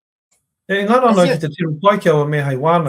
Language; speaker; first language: Māori; non-native, local second language; English